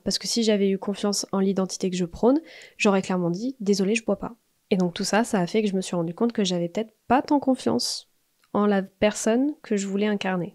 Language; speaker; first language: French; native; French